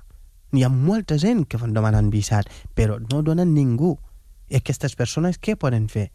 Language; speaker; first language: Catalan; non-native, fluent; Wolof